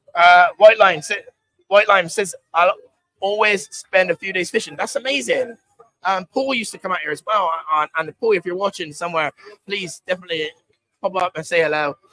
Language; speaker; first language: English; native; English